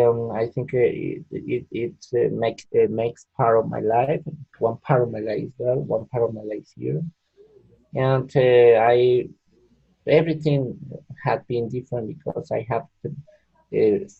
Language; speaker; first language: English; non-native, learner; Spanish